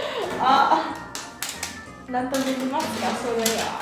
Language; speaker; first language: Japanese; non-native, learner; Filipino